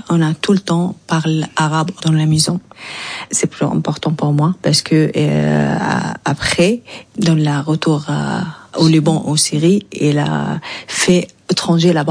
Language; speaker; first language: French; non-native, learner; Arabic